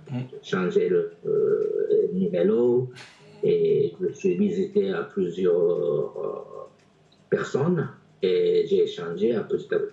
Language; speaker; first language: French; non-native, fluent; Japanese